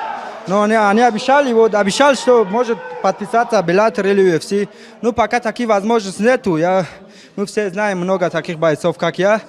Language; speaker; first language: Russian; non-native, fluent; Tajik